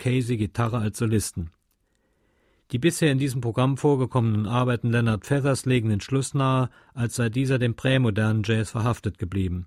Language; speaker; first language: German; native; German